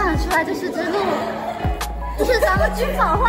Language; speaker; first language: Chinese; native; Chinese